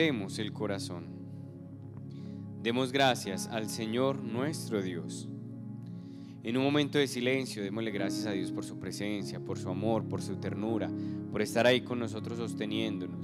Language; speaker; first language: Spanish; native; Spanish